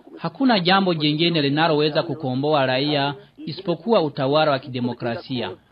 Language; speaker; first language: Swahili; non-native, local second language; Rundi